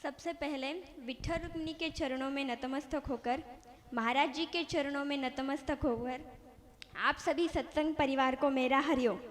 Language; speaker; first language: Hindi; non-native, local second language; Marathi